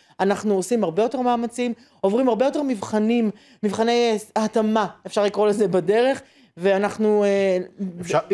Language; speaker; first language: Hebrew; native; Hebrew